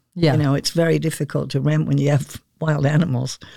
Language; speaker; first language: English; native; English